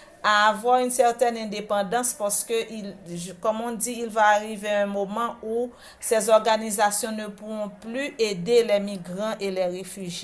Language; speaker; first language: French; non-native, local second language; Haitian Creole